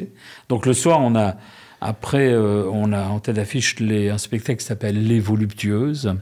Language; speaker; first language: French; native; French